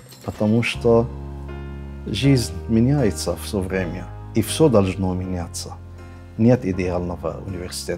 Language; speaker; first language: Russian; non-native, fluent; Arabic